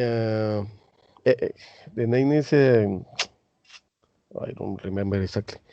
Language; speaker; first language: English; non-native, learner; Spanish